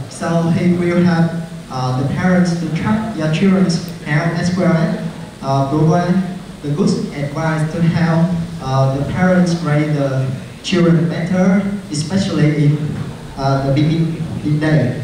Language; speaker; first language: English; non-native, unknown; Vietnamese